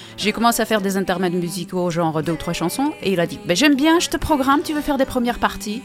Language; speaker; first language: French; non-native, fluent; Czech